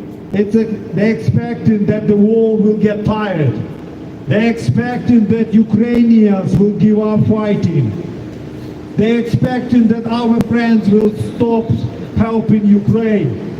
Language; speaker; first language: English; non-native, fluent; Ukrainian